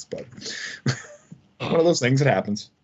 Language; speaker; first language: English; native; English